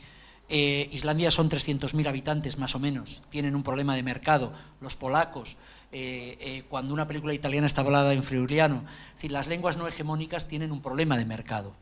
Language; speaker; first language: Spanish; native; Spanish